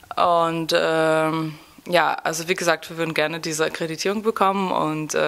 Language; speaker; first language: German; non-native, fluent; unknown